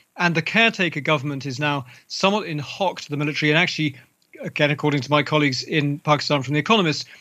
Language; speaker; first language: English; native; English